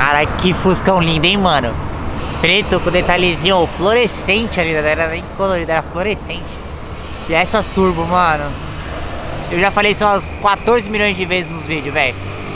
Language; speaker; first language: Portuguese; native; Portuguese